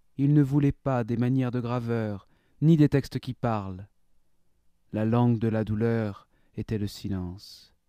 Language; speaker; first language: French; native; French